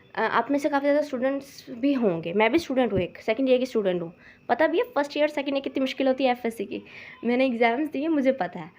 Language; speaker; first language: Urdu; non-native, local second language; Punjabi